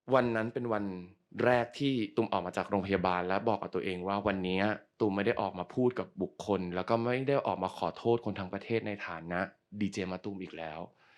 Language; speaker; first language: Thai; native; Thai